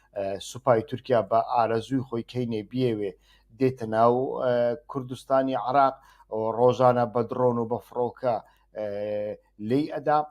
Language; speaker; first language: Central Kurdish; native; Central Kurdish